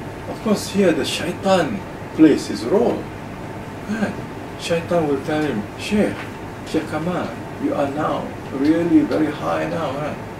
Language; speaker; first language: English; non-native, local second language; Malay